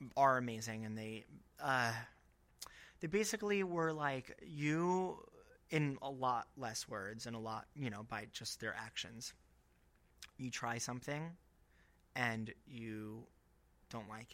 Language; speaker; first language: English; native; English